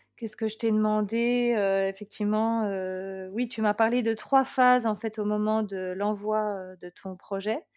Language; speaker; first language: French; native; French